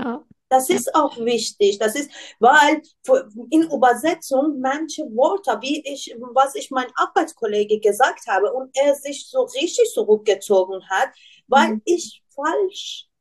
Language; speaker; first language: German; non-native, learner; Persian